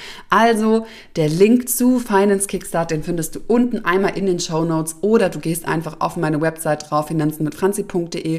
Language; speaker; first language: German; native; German